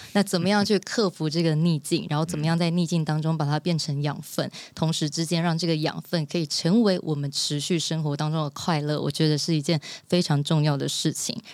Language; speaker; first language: Chinese; native; Chinese